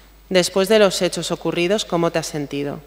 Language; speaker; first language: Spanish; native; Spanish